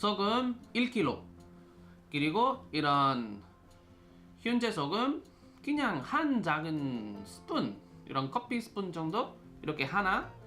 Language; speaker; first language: Korean; non-native, fluent; Spanish